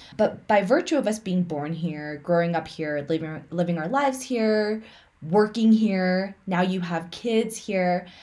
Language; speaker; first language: English; early bilingual, other home language; Min Nan Chinese